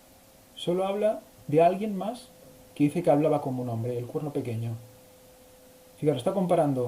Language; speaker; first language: Spanish; native; Spanish